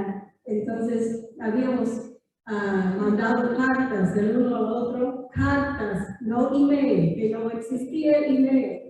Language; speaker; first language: Spanish; non-native, fluent; English